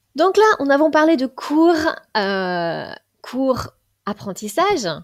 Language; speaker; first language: French; native; French